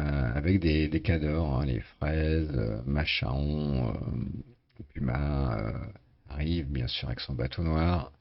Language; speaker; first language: French; native; French